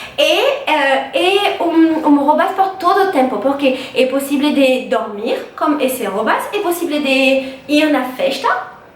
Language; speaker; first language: Portuguese; non-native, learner; French